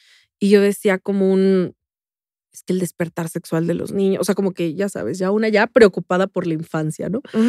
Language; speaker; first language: Spanish; native; Spanish